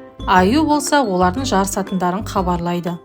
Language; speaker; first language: Kazakh; native; Kazakh